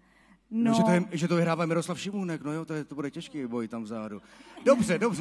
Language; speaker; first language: Czech; native; Czech